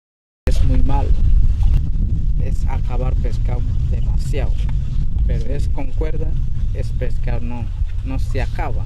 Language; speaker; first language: Spanish; non-native, local second language; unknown